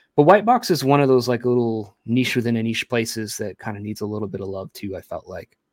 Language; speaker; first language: English; native; English